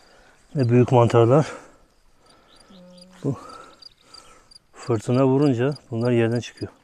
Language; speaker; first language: Turkish; non-native, fluent; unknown